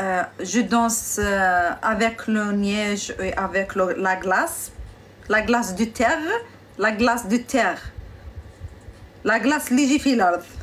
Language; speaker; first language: French; non-native, learner; Arabic